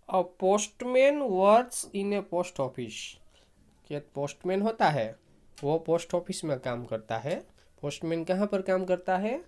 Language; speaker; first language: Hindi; non-native, local second language; Gujarati